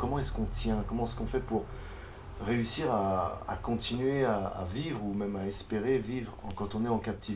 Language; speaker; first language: French; native; French